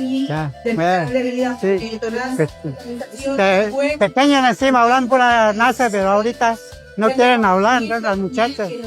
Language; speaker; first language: Spanish; non-native, local second language; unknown